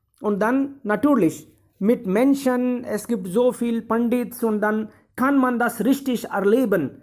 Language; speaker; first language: German; non-native, fluent; Hindi